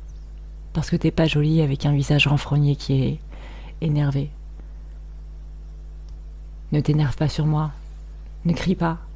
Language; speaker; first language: French; native; French